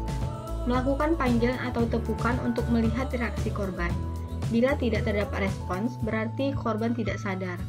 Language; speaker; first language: Indonesian; native; Indonesian